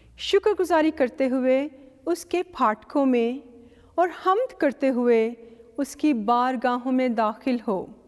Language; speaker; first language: Urdu; native; Urdu